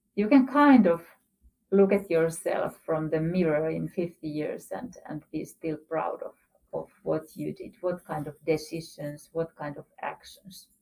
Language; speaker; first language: English; non-native, fluent; Finnish